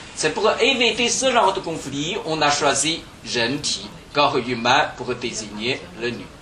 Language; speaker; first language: French; non-native, fluent; Chinese